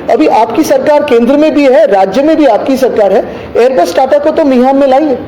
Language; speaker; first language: Hindi; non-native, local second language; Marathi